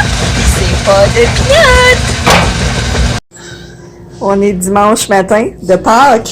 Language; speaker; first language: French; native; French